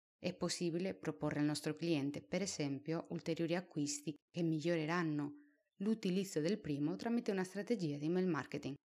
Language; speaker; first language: Italian; non-native, fluent; Spanish